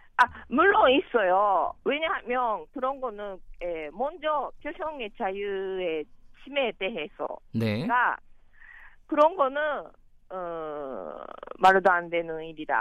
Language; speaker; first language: Korean; non-native, learner; Japanese